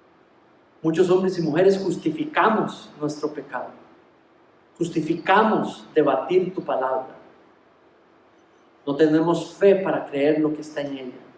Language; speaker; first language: Spanish; native; Spanish